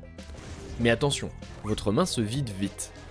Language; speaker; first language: French; native; French